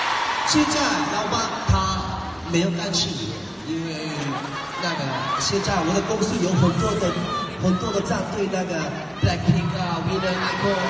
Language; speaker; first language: Chinese; non-native, learner; Korean